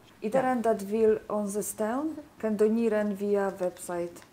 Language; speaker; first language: Dutch; non-native, learner; Polish